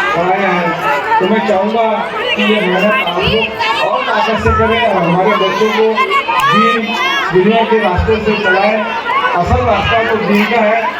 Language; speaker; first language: Hindi; non-native, local second language; Urdu